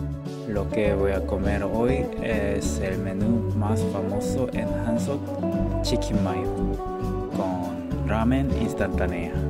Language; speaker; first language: Spanish; non-native, learner; Korean